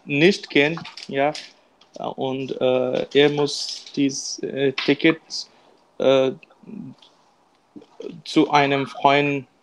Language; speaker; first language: German; non-native, learner; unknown